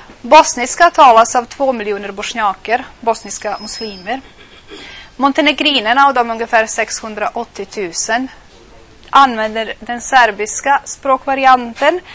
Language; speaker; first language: Swedish; non-native, fluent; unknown